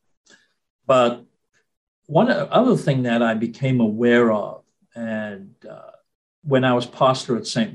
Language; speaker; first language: English; native; English